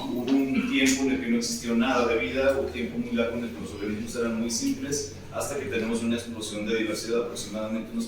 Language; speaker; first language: Spanish; native; Spanish